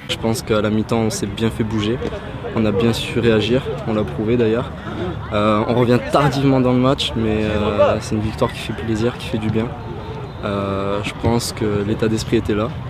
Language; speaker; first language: French; native; French